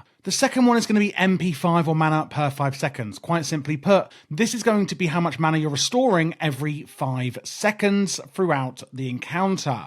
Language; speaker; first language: English; native; English